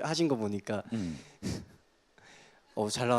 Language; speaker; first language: Korean; native; Korean